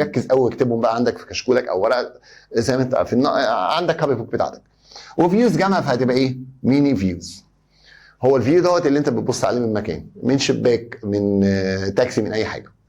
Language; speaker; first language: Arabic; native; Arabic